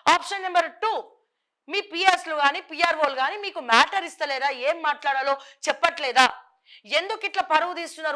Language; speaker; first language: Telugu; native; Telugu